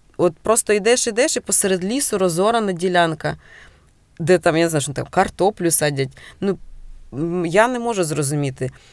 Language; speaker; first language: Ukrainian; native; Ukrainian